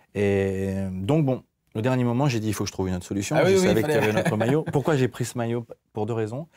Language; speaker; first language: French; native; French